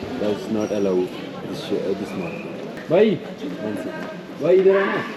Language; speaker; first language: English; non-native, local second language; Hindi